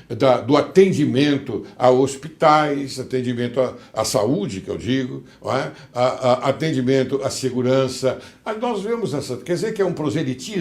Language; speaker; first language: Portuguese; native; Portuguese